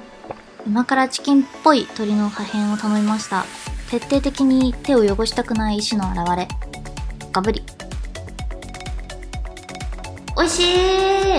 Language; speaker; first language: Japanese; native; Japanese